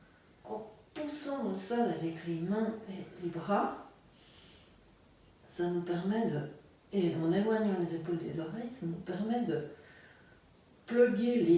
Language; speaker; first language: French; native; French